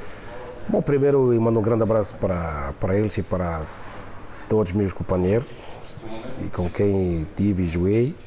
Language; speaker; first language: Portuguese; non-native, fluent; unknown